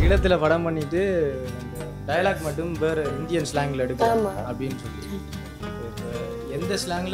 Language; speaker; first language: Tamil; native; Tamil